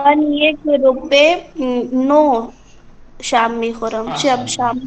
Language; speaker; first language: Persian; non-native, learner; Urdu